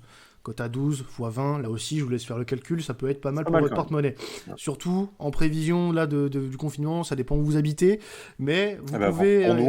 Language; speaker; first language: French; native; French